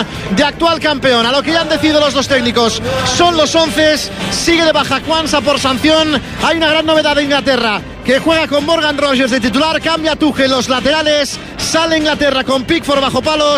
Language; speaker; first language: Spanish; native; Spanish